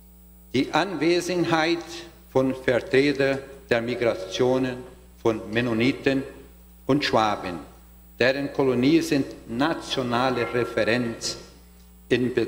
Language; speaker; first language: German; non-native, learner; Portuguese